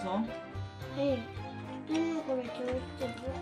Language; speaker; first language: Japanese; non-native, fluent; Chinese